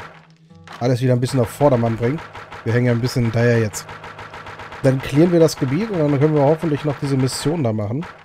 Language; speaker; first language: German; native; German